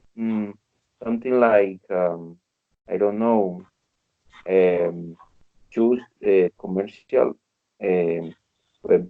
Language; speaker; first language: English; non-native, learner; Spanish